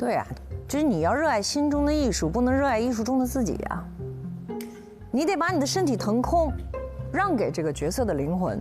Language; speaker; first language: Chinese; native; Chinese